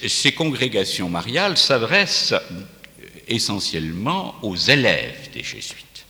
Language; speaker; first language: French; native; French